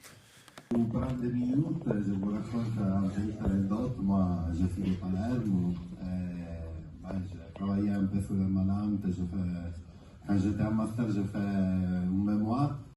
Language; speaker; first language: French; non-native, fluent; Italian